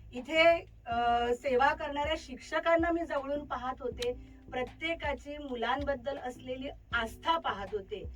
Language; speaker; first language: Marathi; native; Marathi